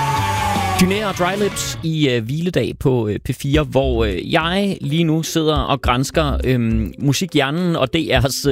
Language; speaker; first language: Danish; native; Danish